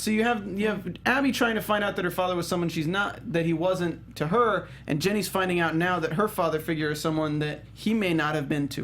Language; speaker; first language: English; native; English